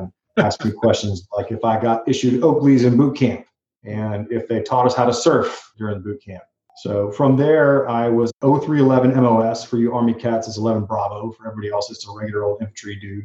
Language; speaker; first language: English; native; English